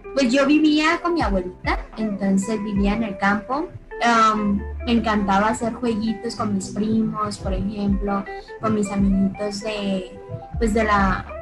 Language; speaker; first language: Spanish; early bilingual, other home language; Chinese